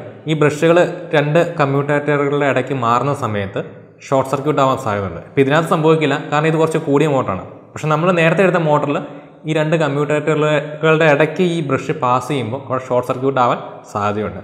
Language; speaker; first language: Malayalam; native; Malayalam